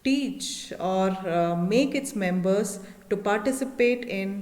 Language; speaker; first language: English; non-native, local second language; Kannada